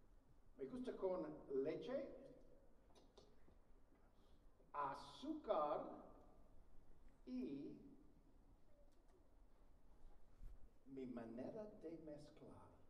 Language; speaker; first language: Spanish; non-native, learner; English